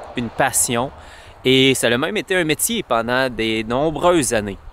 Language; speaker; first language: French; native; French